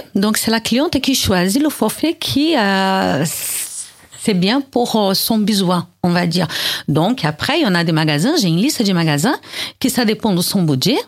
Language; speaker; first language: French; non-native, learner; Portuguese